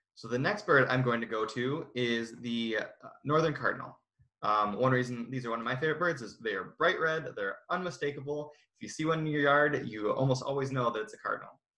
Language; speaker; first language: English; native; English